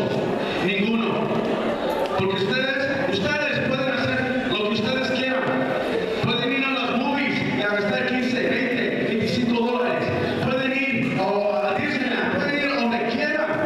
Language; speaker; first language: Spanish; early bilingual, heritage; Spanish